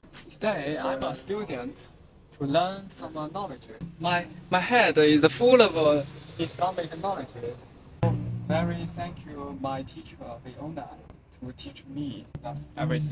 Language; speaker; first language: English; non-native, learner; Chinese